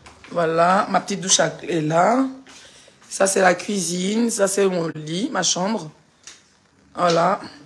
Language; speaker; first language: French; non-native, local second language; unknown